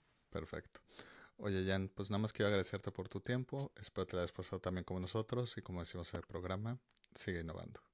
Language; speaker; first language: Spanish; native; Spanish